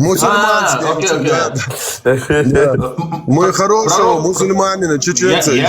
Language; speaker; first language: Russian; non-native, local second language; Chechen